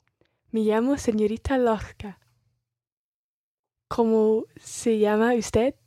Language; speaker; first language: Spanish; non-native, learner; English